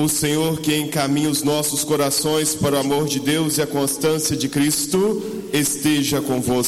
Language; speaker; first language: Portuguese; native; Portuguese